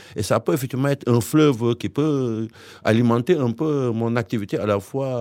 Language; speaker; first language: French; non-native, local second language; Wolof